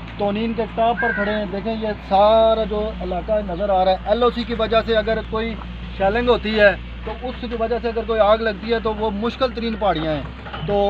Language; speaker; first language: Urdu; non-native, local second language; Pahari-Potwari